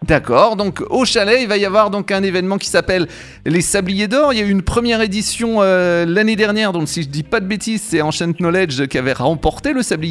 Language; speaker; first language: French; native; French